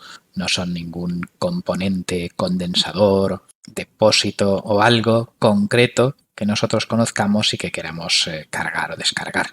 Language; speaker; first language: Spanish; native; Spanish